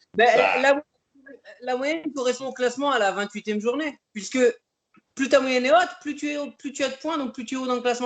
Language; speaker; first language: French; native; French